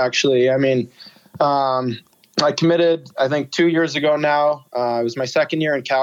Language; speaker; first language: English; native; English